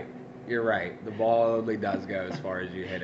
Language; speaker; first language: English; native; English